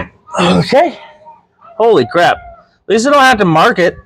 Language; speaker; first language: English; native; English